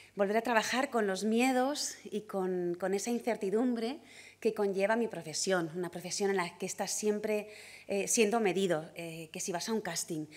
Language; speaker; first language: Spanish; native; Spanish